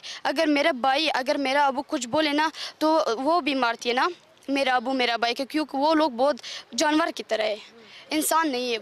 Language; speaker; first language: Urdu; non-native, learner; Persian